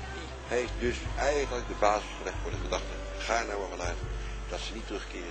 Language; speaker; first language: Dutch; native; Dutch